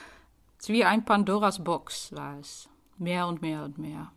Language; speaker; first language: German; non-native, fluent; Dutch